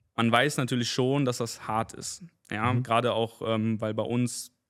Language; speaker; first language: German; early bilingual, other home language; Spanish